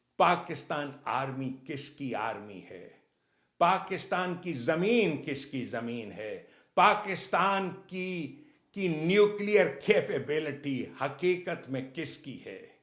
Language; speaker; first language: Urdu; native; Urdu